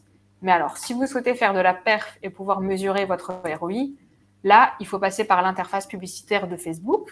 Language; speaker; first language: French; native; French